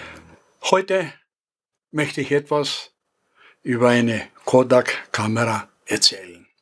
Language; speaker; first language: German; non-native, fluent; Greek